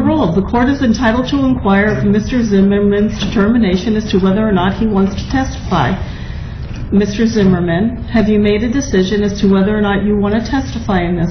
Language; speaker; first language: English; native; English